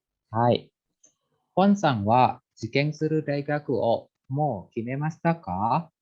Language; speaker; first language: Japanese; non-native, fluent; Indonesian